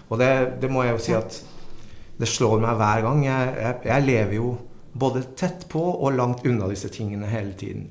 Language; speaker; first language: Norwegian; early bilingual, other home language; Spanish